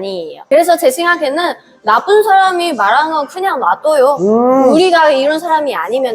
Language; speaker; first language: Korean; non-native, fluent; Chinese